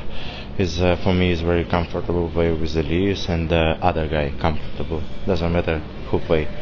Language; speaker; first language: English; non-native, learner; Russian